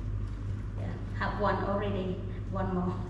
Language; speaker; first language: English; non-native, learner; Khmer